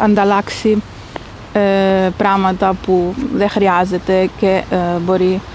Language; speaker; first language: Greek; early bilingual, heritage; Greek